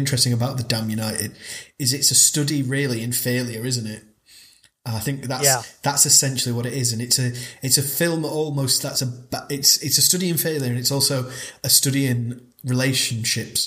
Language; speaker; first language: English; native; English